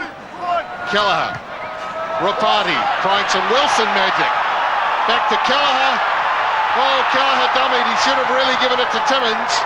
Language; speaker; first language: English; native; English